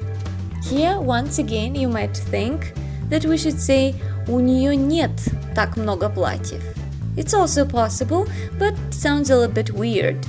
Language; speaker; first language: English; non-native, fluent; Russian